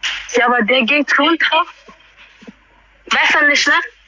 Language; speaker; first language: German; early bilingual, other home language; Amharic